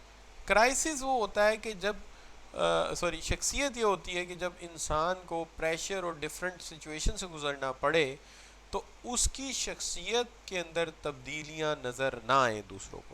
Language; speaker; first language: Urdu; native; Urdu